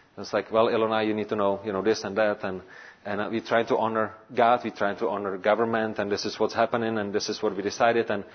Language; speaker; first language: English; non-native, fluent; Czech